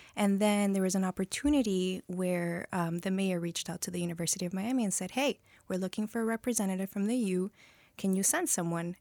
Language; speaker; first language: English; early bilingual, other home language; Spanish